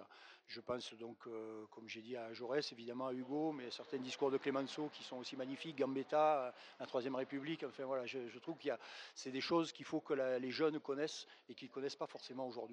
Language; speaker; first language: French; native; French